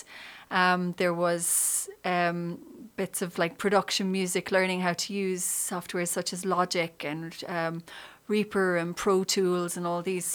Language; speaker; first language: English; native; English